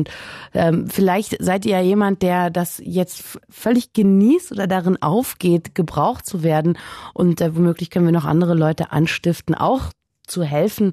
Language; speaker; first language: German; native; German